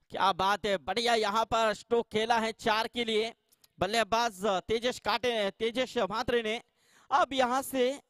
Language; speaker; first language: Hindi; non-native, local second language; Marathi